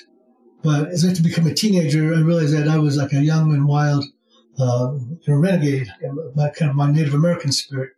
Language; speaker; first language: English; native; English